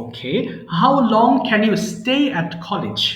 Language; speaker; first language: English; non-native, fluent; Bangla